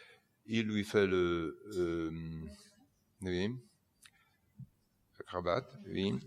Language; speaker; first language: French; non-native, fluent; Polish